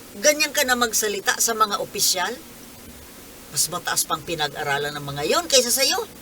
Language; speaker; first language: Filipino; non-native, local second language; Bikol